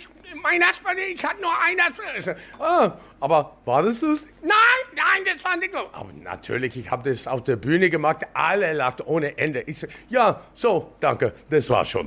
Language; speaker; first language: German; non-native, fluent; English